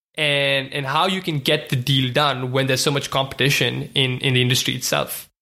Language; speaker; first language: English; non-native, local second language; Hindi